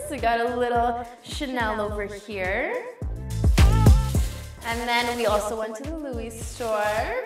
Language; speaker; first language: English; native; English